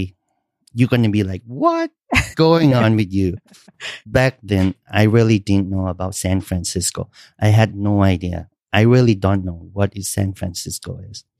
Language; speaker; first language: English; non-native, learner; Thai